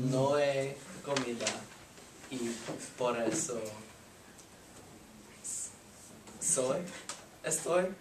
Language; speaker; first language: Spanish; non-native, learner; English